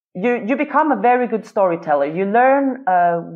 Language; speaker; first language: English; non-native, fluent; Swedish